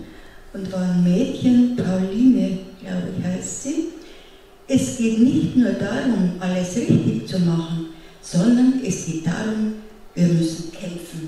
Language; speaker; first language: German; non-native, fluent; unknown